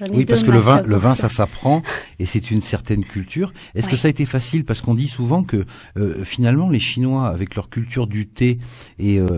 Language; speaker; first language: French; native; French